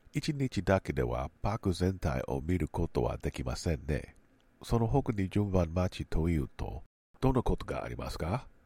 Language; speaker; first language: Japanese; non-native, learner; English